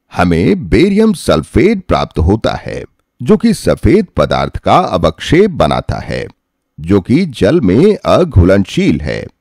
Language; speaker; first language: Hindi; native; Hindi